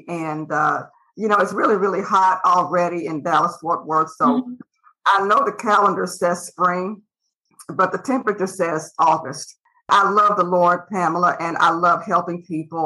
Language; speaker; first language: English; native; English